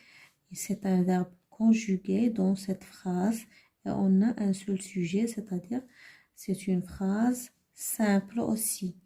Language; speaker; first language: French; non-native, learner; Arabic